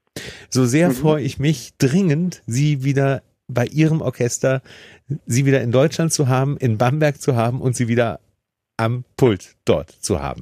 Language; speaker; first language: German; native; German